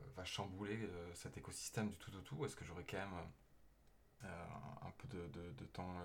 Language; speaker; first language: French; native; French